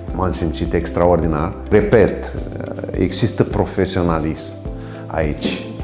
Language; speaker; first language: Romanian; native; Romanian